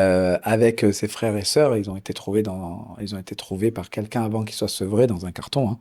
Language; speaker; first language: French; native; French